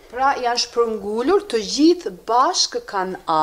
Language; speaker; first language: Albanian; native; Albanian